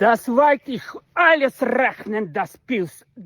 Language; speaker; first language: German; non-native, learner; Russian